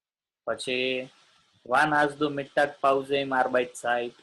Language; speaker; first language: German; non-native, learner; Gujarati